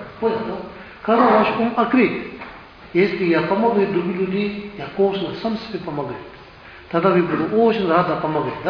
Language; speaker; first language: Russian; non-native, learner; Tibetan